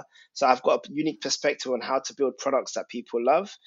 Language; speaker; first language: English; native; English